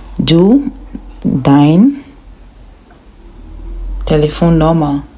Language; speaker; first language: German; non-native, learner; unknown